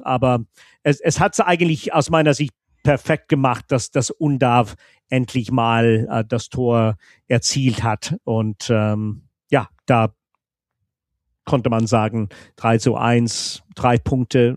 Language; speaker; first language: German; non-native, fluent; English